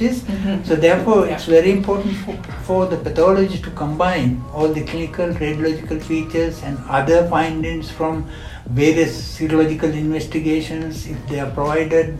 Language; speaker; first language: English; non-native, local second language; Sinhala